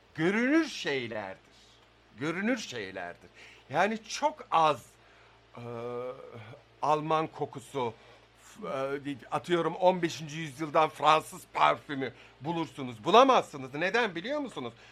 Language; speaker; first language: Turkish; native; Turkish